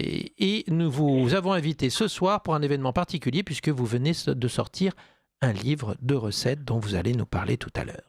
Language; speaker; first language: French; native; French